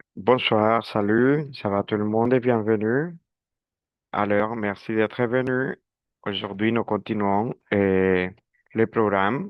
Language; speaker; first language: French; non-native, fluent; Spanish